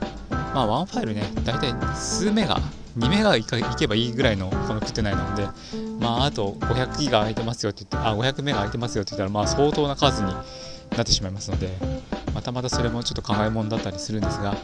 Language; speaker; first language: Japanese; native; Japanese